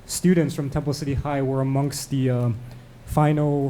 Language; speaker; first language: English; non-native, local second language; Cantonese